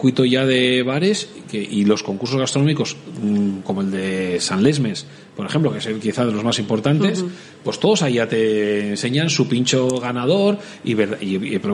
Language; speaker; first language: Spanish; native; Spanish